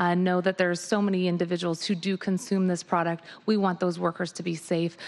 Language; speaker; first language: English; native; English